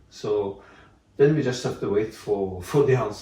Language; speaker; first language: English; non-native, fluent; Norwegian